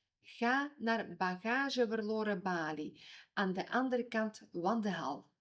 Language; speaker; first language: Dutch; non-native, fluent; Ukrainian